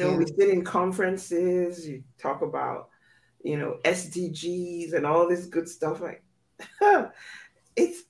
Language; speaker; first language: English; non-native, local second language; Yoruba